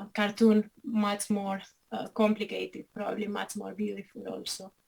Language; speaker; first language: English; non-native, fluent; Catalan